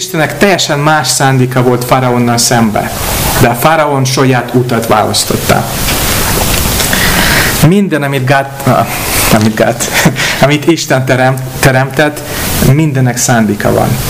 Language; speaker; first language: Hungarian; non-native, fluent; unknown